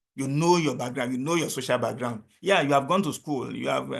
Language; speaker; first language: English; non-native, local second language; Yoruba